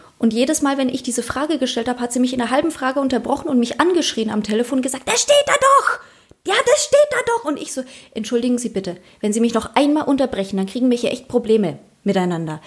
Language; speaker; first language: German; early bilingual, other home language; Polish